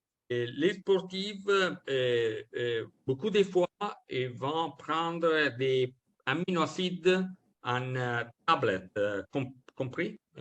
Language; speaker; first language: French; non-native, learner; Italian